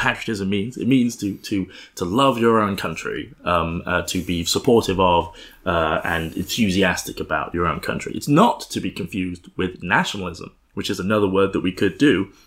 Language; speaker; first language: English; native; English